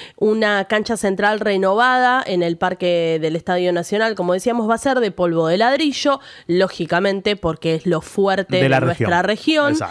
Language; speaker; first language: Spanish; native; Spanish